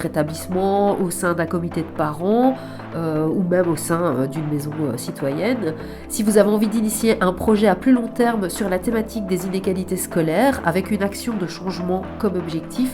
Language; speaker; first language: French; native; French